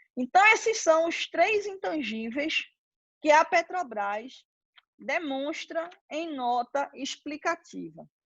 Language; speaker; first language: Portuguese; native; Portuguese